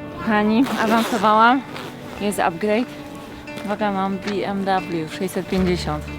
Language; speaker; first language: Polish; native; Polish